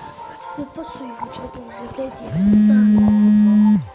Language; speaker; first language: Italian; native; Italian